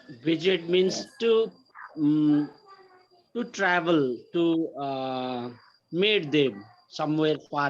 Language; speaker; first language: English; non-native, learner; Nepali